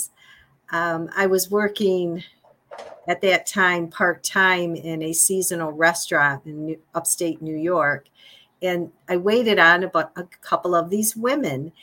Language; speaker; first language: English; native; English